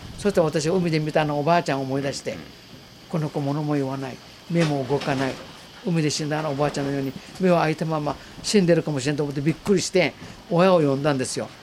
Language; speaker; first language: Japanese; native; Japanese